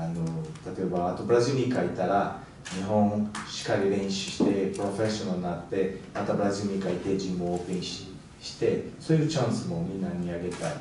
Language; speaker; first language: Japanese; non-native, learner; Portuguese